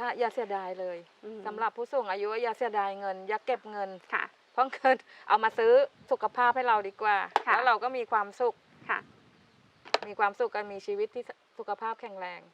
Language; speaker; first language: Thai; native; Thai